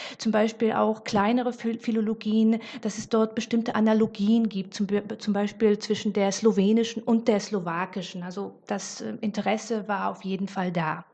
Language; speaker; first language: German; non-native, fluent; Slovak